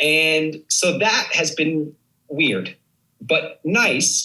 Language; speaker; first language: English; native; English